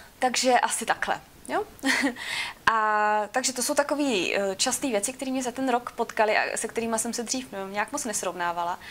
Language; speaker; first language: Czech; native; Czech